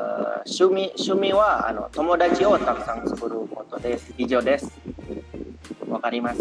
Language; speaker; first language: Japanese; non-native, learner; Indonesian